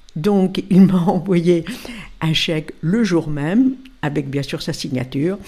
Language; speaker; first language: French; native; French